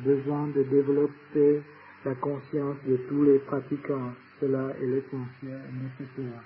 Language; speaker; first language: French; non-native, fluent; Vietnamese